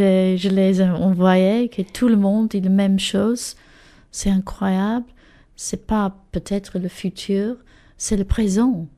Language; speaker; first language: French; non-native, fluent; English